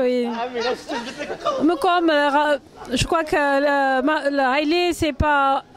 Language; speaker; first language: French; non-native, fluent; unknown